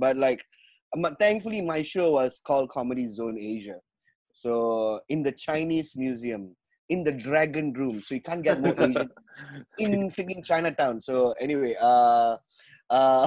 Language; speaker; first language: English; non-native, local second language; Tamil